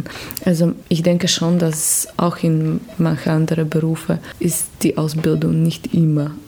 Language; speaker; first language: German; non-native, fluent; Slovak